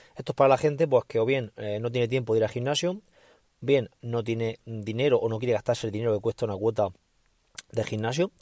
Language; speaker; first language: Spanish; native; Spanish